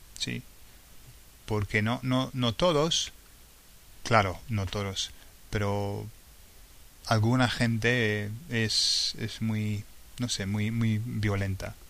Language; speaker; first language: Spanish; non-native, fluent; English